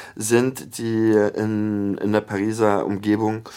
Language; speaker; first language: German; native; German